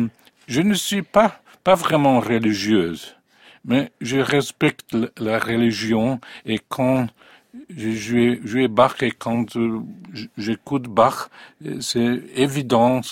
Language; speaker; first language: French; non-native, fluent; Hungarian